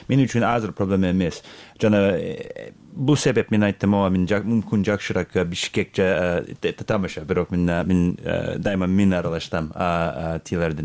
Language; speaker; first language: Kyrgyz; non-native, learner; English